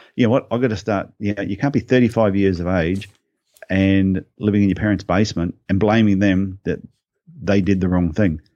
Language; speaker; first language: English; native; English